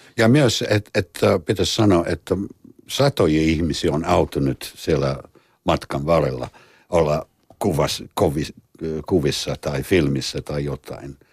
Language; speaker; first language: Finnish; non-native, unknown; English